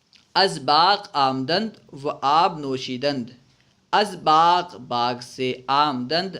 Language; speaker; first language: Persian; non-native, fluent; Urdu